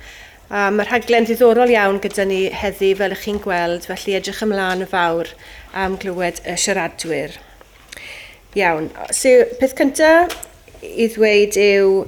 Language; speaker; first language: Welsh; native; Welsh